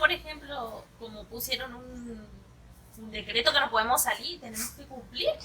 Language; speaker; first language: Spanish; native; Spanish